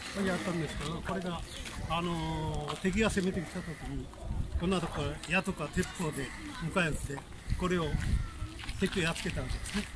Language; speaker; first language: Japanese; native; Japanese